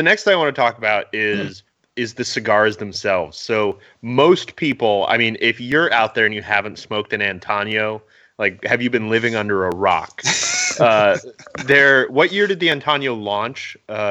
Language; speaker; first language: English; native; English